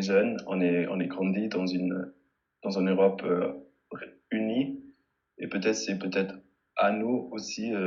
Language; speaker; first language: French; non-native, fluent; German